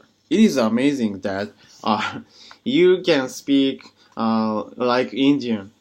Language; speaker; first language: English; non-native, learner; Japanese